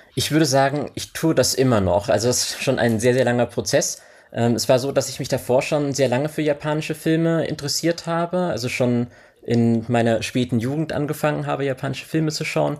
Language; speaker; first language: German; native; German